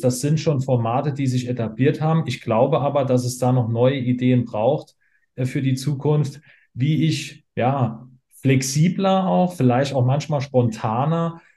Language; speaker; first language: German; native; German